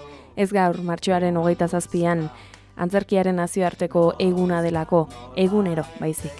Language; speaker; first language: Basque; native; Basque